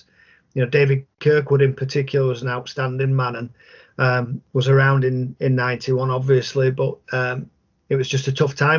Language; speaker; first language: English; native; English